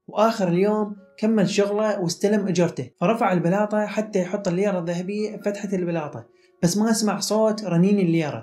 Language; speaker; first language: Arabic; native; Arabic